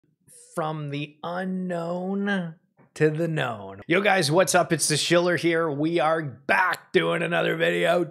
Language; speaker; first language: English; native; English